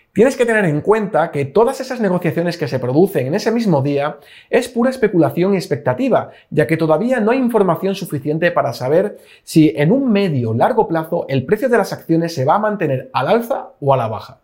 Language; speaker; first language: Spanish; native; Spanish